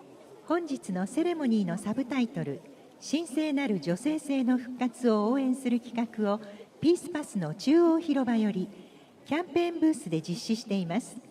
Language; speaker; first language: Japanese; native; Japanese